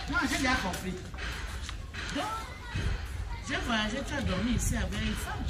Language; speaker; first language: French; native; French